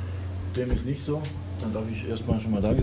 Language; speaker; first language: German; native; German